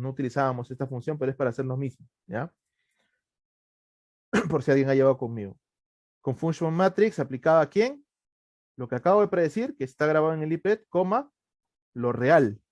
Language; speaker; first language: Spanish; native; Spanish